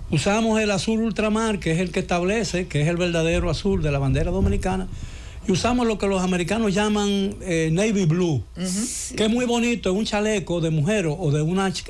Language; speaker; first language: Spanish; native; Spanish